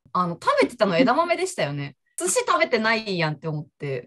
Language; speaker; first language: Japanese; native; Japanese